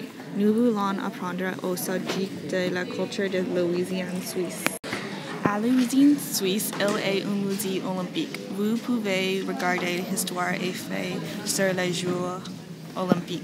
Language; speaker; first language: French; non-native, learner; English